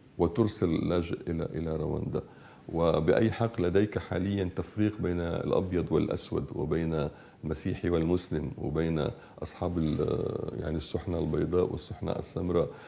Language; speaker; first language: Arabic; native; Arabic